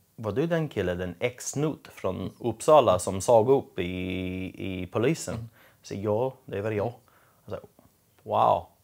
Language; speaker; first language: Swedish; non-native, learner; English